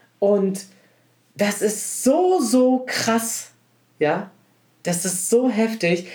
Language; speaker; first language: German; early bilingual, other home language; Turkish